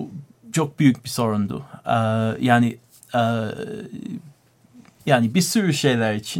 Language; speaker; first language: Turkish; non-native, learner; English